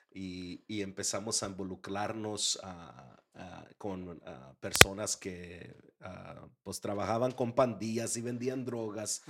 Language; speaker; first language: Spanish; early bilingual, heritage; Spanish